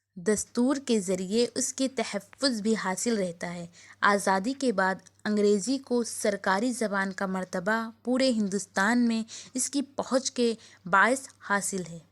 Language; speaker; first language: Urdu; native; Urdu